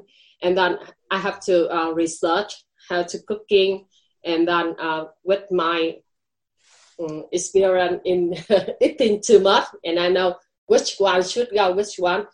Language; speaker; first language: English; non-native, learner; Vietnamese